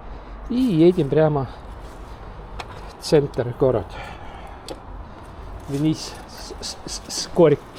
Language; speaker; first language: Russian; non-native, local second language; Estonian